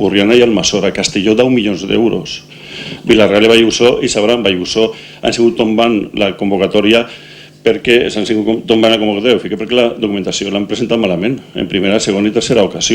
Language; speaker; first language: Catalan; native; Catalan